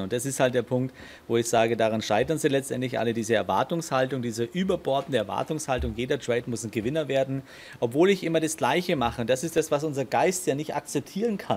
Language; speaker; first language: German; native; German